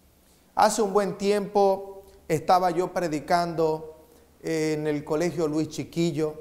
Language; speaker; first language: Spanish; native; Spanish